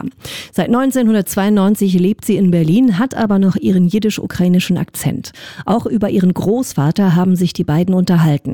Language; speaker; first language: German; native; German